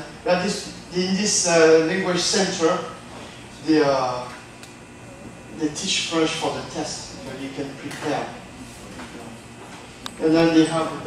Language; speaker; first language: English; non-native, fluent; French